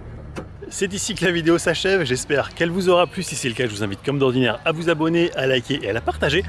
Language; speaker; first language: French; native; French